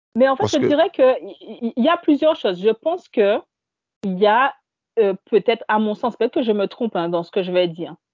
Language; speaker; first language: French; native; French